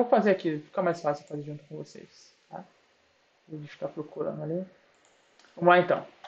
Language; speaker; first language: Portuguese; native; Portuguese